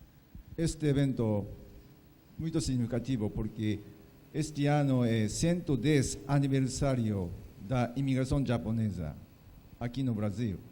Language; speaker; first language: Portuguese; non-native, fluent; Japanese